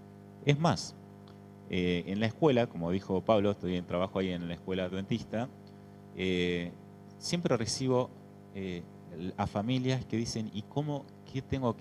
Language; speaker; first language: Spanish; native; Spanish